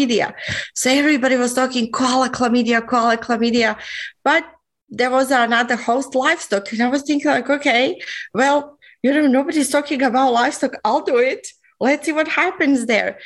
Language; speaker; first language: English; non-native, fluent; Serbian